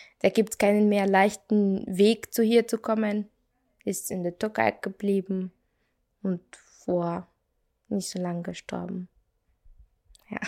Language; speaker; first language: German; non-native, learner; Arabic